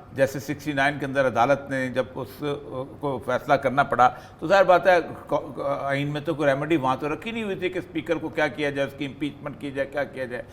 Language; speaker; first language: Urdu; non-native, local second language; Punjabi